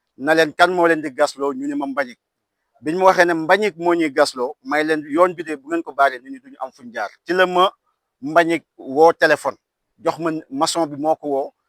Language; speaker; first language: Wolof; native; Wolof